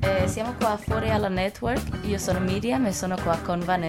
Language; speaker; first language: Italian; non-native, fluent; English